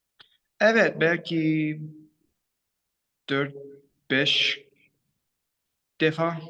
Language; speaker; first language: Turkish; non-native, learner; English